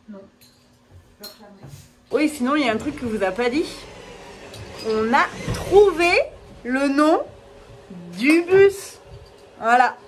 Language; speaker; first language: French; native; French